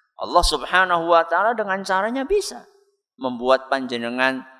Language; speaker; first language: Indonesian; non-native, local second language; Javanese